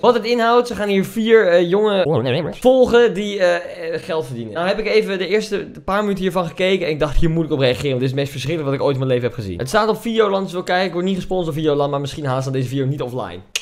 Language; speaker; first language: Dutch; native; Dutch